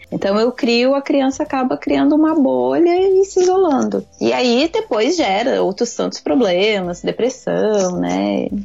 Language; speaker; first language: Portuguese; native; Portuguese